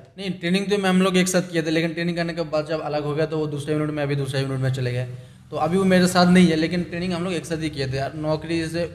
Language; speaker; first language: Hindi; non-native, local second language; Bangla